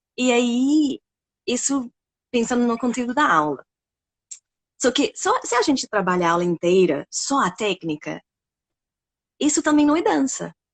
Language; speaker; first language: Portuguese; non-native, fluent; English